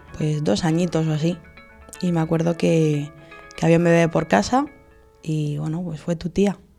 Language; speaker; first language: Spanish; early bilingual, other home language; Arabic